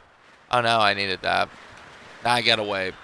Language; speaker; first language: English; native; English